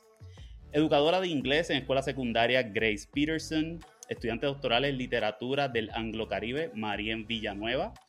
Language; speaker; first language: Spanish; native; Spanish